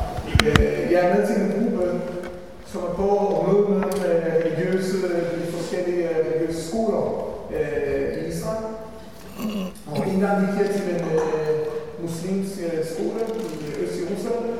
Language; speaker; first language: Danish; non-native, fluent; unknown